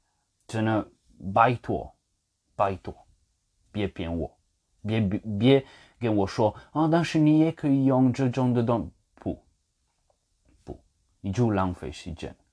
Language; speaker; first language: Chinese; non-native, fluent; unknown